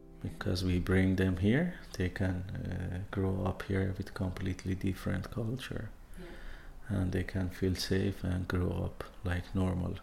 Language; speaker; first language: English; non-native, fluent; Persian